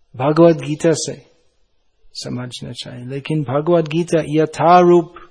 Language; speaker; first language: Hindi; non-native, fluent; English